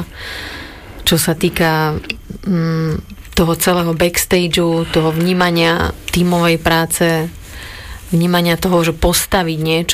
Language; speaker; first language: Slovak; native; Slovak